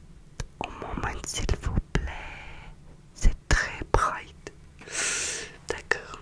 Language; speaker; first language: French; non-native, learner; Russian